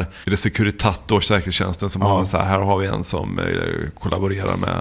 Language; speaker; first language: Swedish; native; Swedish